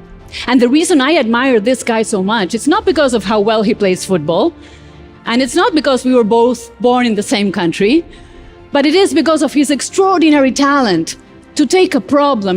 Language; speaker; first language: English; non-native, fluent; Spanish